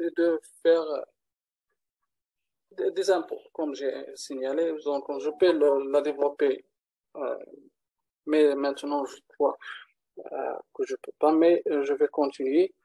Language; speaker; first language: French; non-native, learner; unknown